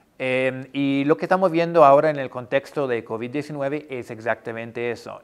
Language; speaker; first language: Spanish; non-native, fluent; English